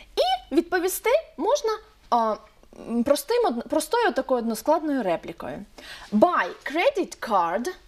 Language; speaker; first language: Ukrainian; native; Ukrainian